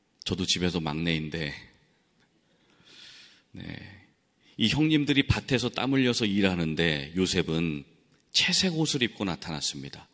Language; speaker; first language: Korean; native; Korean